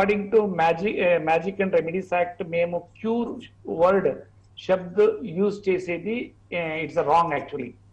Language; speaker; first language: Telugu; non-native, learner; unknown